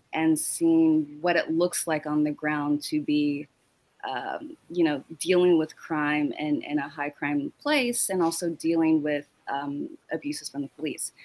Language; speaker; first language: English; native; English